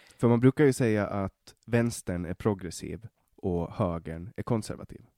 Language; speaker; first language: Swedish; native; Swedish